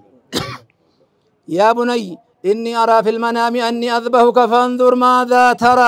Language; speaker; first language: Arabic; non-native, fluent; Oromo